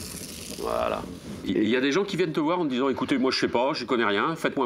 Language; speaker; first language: French; native; French